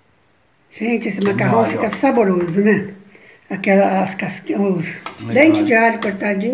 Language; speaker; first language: Portuguese; native; Portuguese